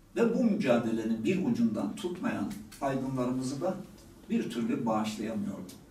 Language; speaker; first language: Turkish; non-native, local second language; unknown